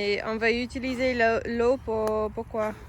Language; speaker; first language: French; non-native, learner; English